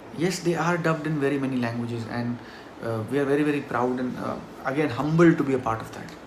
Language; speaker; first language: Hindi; non-native, local second language; Marathi